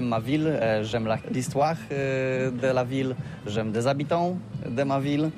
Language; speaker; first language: French; non-native, learner; Polish